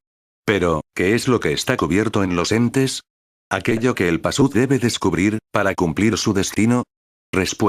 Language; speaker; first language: Spanish; native; Spanish